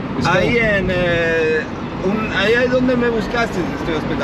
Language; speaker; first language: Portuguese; non-native, learner; English